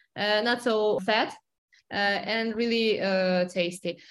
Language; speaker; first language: English; non-native, fluent; Russian